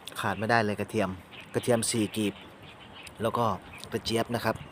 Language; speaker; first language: Thai; native; Thai